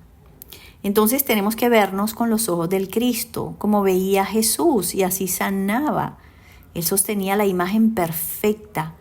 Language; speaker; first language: Spanish; native; Spanish